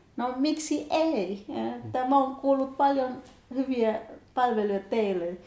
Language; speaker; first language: Finnish; non-native, learner; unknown